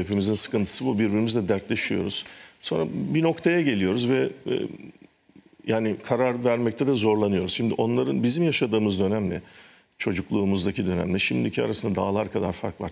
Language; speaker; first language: Turkish; native; Turkish